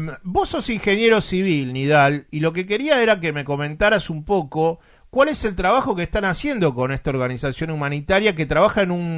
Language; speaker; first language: Spanish; native; Spanish